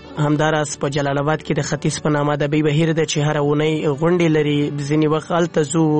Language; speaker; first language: Pashto; non-native, local second language; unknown